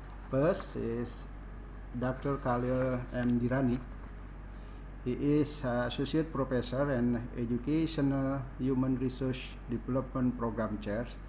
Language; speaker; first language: English; non-native, fluent; Indonesian